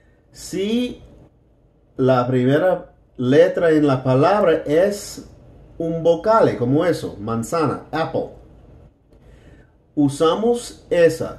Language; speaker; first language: Spanish; non-native, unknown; English